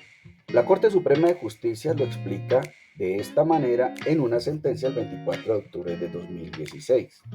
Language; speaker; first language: Spanish; native; Spanish